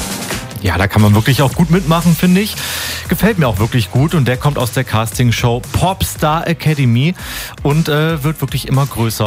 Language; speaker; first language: German; native; German